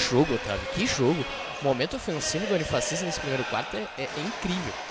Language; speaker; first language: Portuguese; native; Portuguese